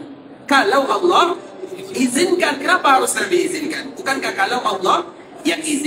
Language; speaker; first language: Indonesian; native; Indonesian